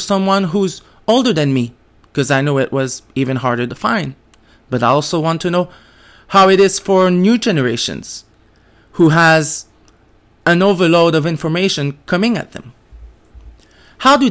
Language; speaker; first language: English; non-native, fluent; French